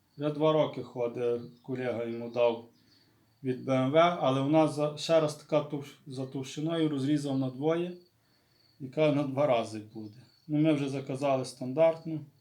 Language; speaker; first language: Ukrainian; native; Ukrainian